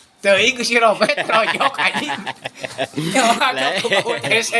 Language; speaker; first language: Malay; non-native, local second language; Sundanese